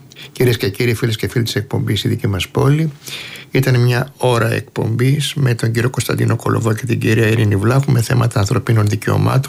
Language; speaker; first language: Greek; native; Greek